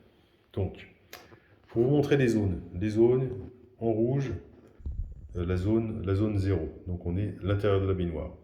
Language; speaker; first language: French; native; French